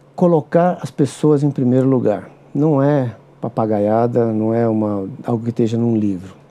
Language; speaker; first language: Portuguese; native; Portuguese